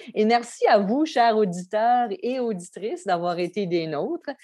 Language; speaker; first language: French; native; French